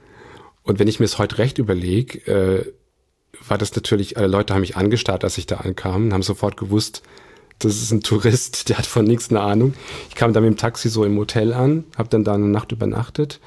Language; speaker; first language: German; native; German